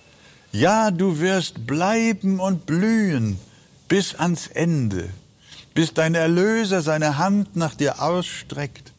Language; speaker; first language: German; native; German